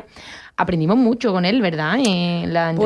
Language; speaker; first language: Spanish; native; Spanish